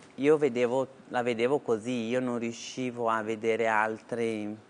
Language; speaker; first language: Italian; native; Italian